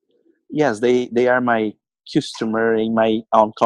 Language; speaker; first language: English; non-native, learner; Portuguese